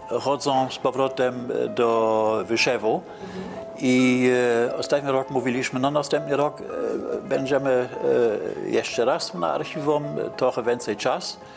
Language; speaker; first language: Polish; non-native, learner; German